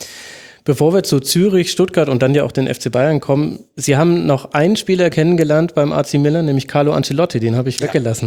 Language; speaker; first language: German; native; German